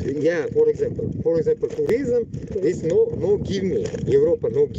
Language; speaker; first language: English; non-native, learner; Bashkir